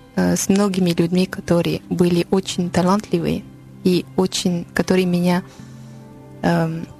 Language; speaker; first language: Russian; non-native, learner; French